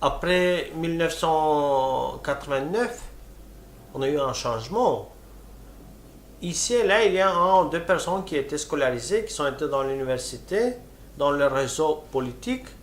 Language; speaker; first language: French; non-native, fluent; Romany